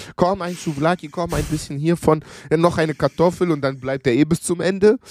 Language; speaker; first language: German; early bilingual, other home language; Greek